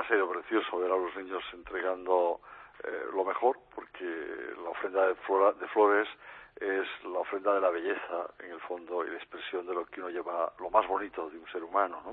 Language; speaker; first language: Spanish; native; Spanish